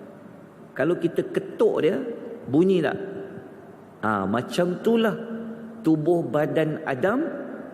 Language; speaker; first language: Malay; native; Malay